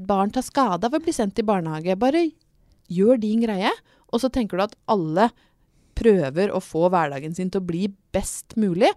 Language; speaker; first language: Norwegian; native; Norwegian